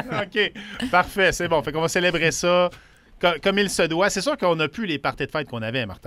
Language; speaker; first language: French; native; French